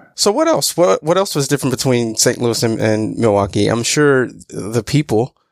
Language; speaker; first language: English; native; English